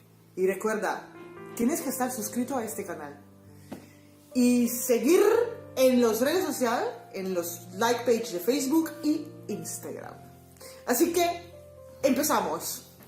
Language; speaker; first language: Spanish; non-native, fluent; Papiamento